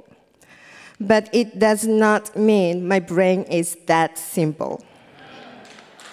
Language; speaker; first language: English; non-native, fluent; Japanese